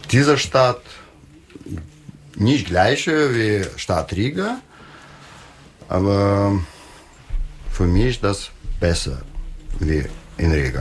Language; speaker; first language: German; non-native, learner; Russian